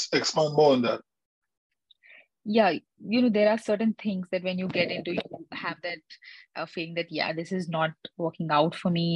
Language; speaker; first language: English; non-native, local second language; Hindi